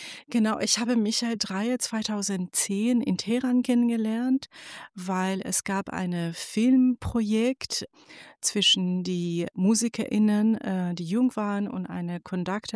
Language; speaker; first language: German; non-native, fluent; Persian